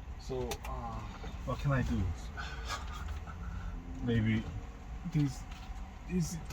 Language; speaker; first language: English; non-native, learner; Korean